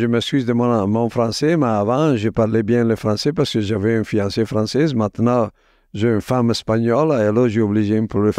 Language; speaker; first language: French; non-native, fluent; Italian